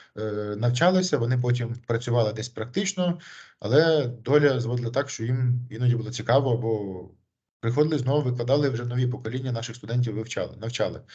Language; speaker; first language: Ukrainian; native; Ukrainian